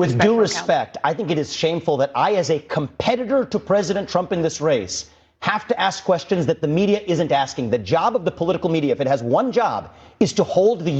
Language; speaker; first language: English; native; English